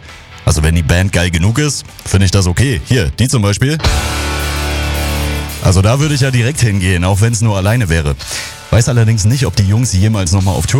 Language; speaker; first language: German; native; German